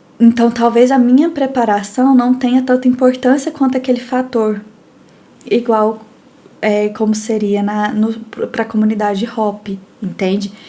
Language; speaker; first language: Portuguese; native; Portuguese